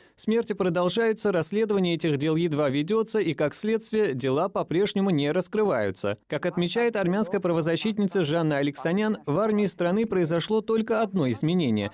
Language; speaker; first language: Russian; non-native, local second language; Azerbaijani